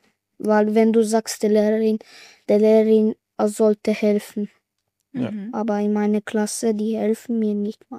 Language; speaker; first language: German; early bilingual, other home language; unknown